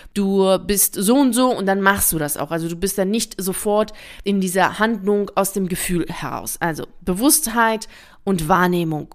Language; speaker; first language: German; early bilingual, other home language; Persian